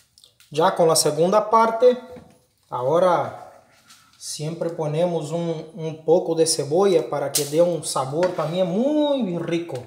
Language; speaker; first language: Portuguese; non-native, learner; Spanish